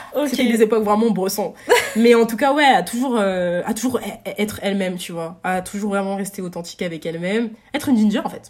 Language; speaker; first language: French; native; French